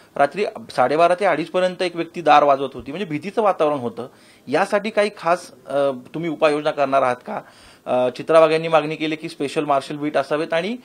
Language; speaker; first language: Marathi; native; Marathi